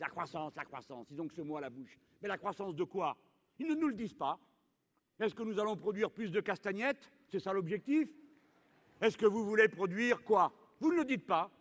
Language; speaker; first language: French; native; French